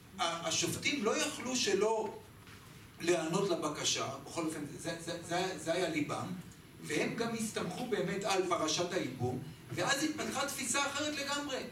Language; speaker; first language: Hebrew; native; Hebrew